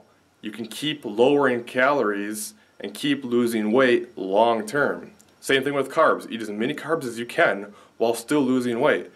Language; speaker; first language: English; native; English